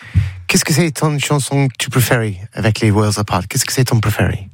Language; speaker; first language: French; non-native, learner; English